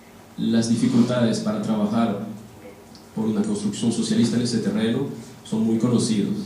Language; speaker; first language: Spanish; non-native, fluent; French